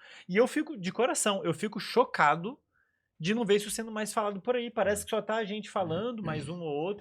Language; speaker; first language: Portuguese; native; Portuguese